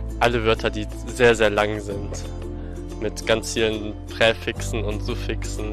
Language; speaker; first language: German; early bilingual, heritage; German